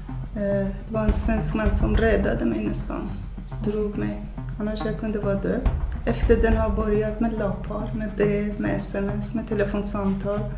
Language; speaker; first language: Swedish; non-native, fluent; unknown